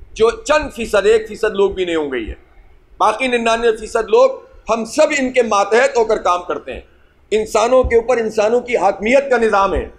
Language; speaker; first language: Urdu; native; Urdu